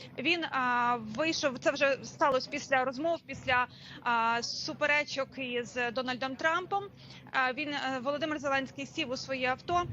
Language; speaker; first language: Ukrainian; native; Ukrainian